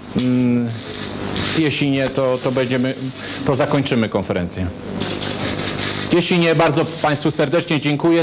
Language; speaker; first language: Polish; native; Polish